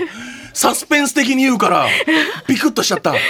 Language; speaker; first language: Japanese; native; Japanese